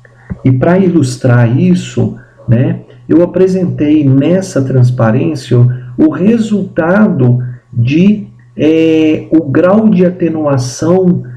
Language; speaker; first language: Portuguese; native; Portuguese